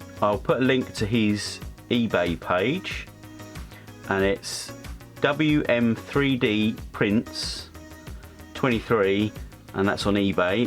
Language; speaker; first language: English; native; English